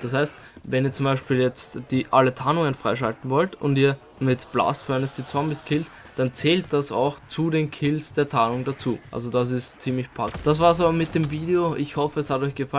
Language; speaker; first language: German; native; German